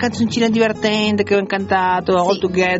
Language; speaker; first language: Italian; native; Italian